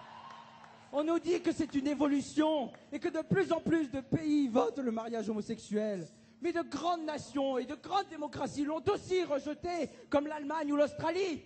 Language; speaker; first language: French; native; French